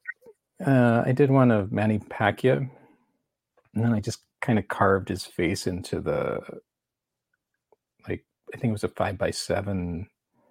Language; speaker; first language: English; native; English